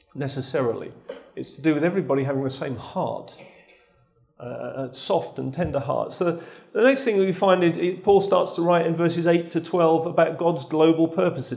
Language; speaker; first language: English; native; English